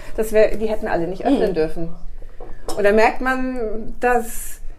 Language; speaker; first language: German; native; German